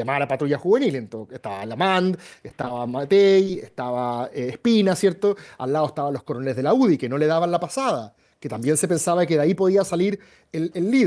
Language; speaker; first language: Spanish; native; Spanish